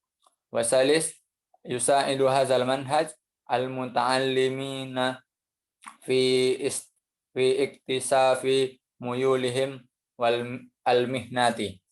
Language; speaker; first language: Arabic; non-native, learner; Indonesian